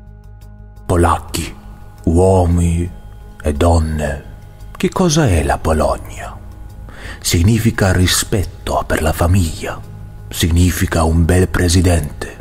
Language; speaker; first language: Italian; non-native, learner; Swedish